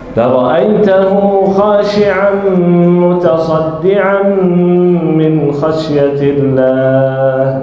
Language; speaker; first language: Malay; non-native, fluent; Arabic